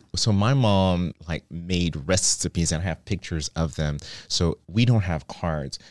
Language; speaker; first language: English; non-native, fluent; Haitian Creole